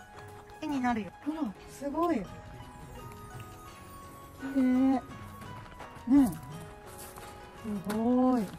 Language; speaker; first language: Japanese; native; Japanese